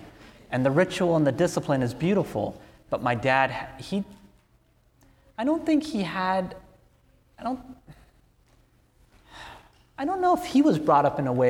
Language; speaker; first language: English; native; English